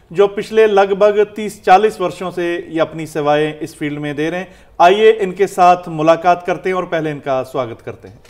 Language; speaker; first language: Hindi; non-native, local second language; Punjabi